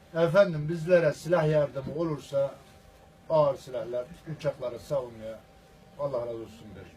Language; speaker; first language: Turkish; early bilingual, heritage; Arabic